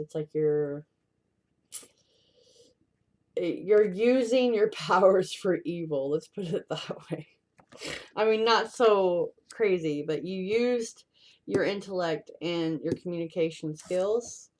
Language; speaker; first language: English; native; English